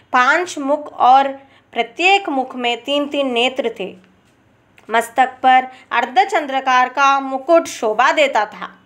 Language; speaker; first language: Hindi; non-native, local second language; Telugu